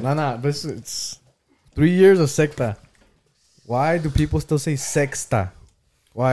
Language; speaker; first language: English; early bilingual, other home language; Spanish